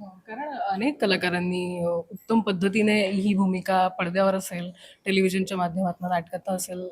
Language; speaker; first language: Marathi; native; Marathi